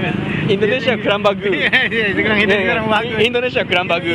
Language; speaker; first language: Indonesian; non-native, learner; Japanese